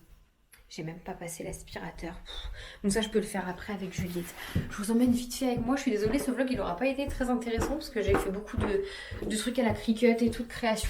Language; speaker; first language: French; native; French